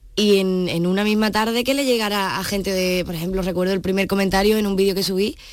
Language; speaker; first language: Spanish; native; Spanish